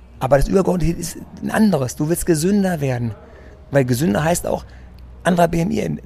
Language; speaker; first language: German; early bilingual, other home language; Greek